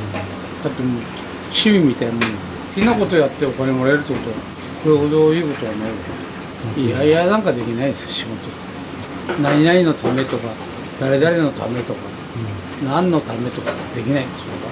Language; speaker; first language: Japanese; native; Japanese